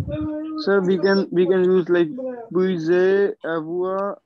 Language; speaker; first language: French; non-native, learner; Hindi